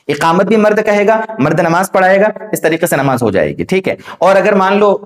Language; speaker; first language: Hindi; native; Hindi